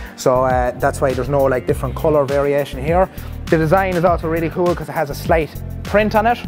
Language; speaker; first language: English; native; English